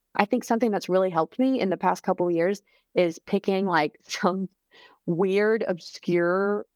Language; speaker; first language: English; native; English